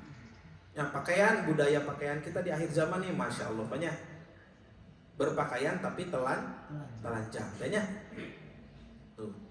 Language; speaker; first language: Indonesian; native; Indonesian